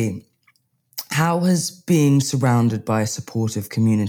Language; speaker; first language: English; native; English